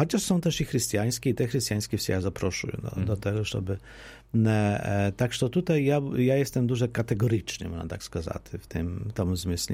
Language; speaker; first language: Polish; non-native, local second language; Ukrainian